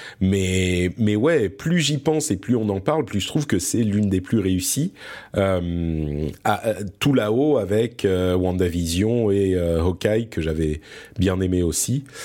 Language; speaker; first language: French; early bilingual, other home language; Arabic